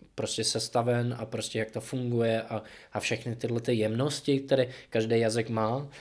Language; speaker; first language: Czech; non-native, fluent; English